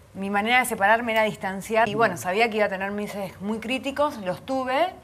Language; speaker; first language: Spanish; native; Spanish